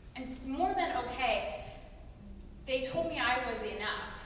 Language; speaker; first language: English; native; English